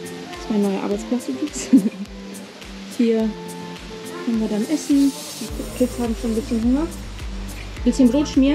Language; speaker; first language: German; native; German